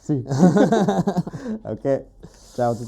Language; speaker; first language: Italian; non-native, learner; Japanese